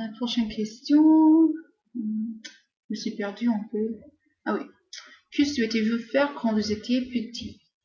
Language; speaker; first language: French; non-native, fluent; English